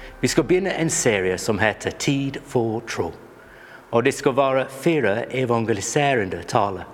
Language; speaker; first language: Norwegian; non-native, fluent; English